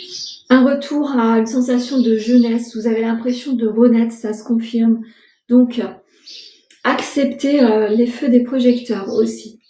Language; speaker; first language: French; native; French